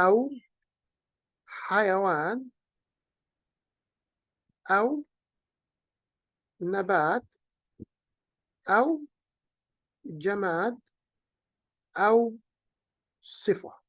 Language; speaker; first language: Arabic; native; Arabic